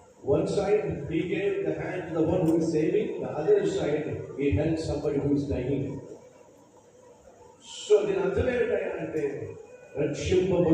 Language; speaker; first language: English; non-native, local second language; Telugu